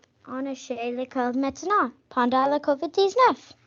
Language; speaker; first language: French; non-native, learner; English